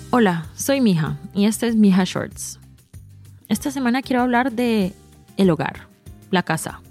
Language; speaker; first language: Spanish; early bilingual, heritage; Spanish